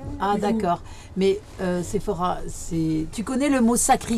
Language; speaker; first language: French; native; French